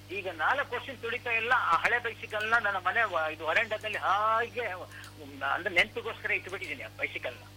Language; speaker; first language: Kannada; non-native, local second language; Marathi